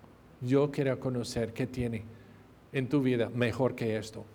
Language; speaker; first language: Spanish; non-native, fluent; English